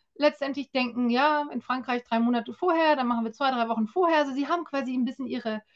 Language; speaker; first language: German; native; German